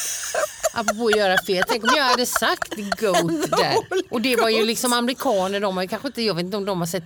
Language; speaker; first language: Swedish; native; Swedish